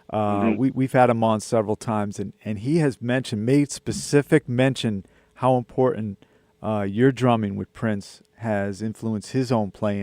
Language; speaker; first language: English; native; English